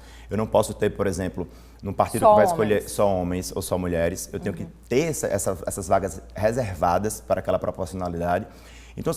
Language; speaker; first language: Portuguese; native; Portuguese